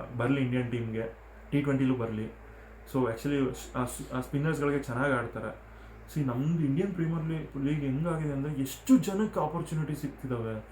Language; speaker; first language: Kannada; non-native, local second language; Telugu